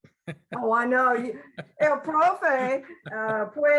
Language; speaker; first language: Spanish; non-native, learner; English